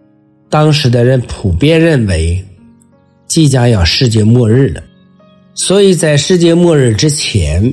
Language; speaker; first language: Chinese; native; Chinese